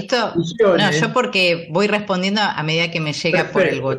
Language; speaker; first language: Spanish; native; Spanish